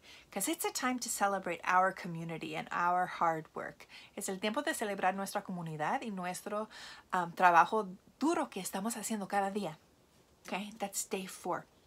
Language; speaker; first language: English; native; English